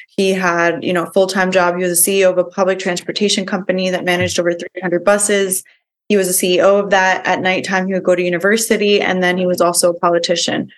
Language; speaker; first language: English; early bilingual, other home language; Spanish